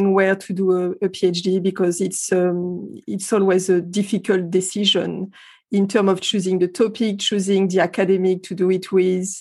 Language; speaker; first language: English; non-native, fluent; French